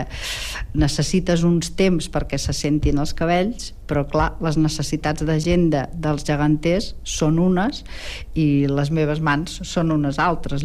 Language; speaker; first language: Catalan; native; Catalan